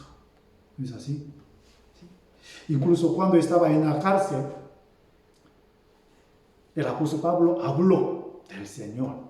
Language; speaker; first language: Spanish; non-native, fluent; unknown